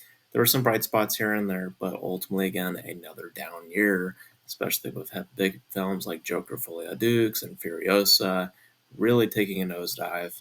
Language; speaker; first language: English; native; English